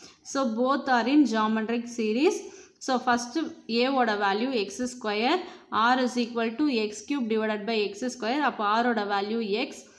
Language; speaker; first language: English; non-native, local second language; Tamil